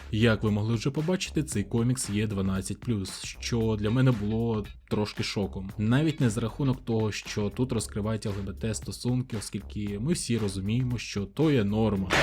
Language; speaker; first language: Ukrainian; non-native, local second language; Russian